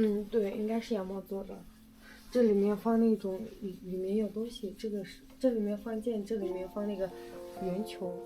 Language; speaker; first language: Chinese; non-native, local second language; Tuvinian